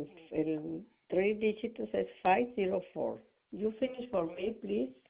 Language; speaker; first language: English; non-native, learner; Spanish